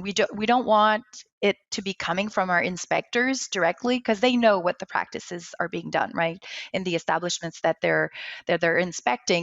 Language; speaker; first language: English; non-native, local second language; French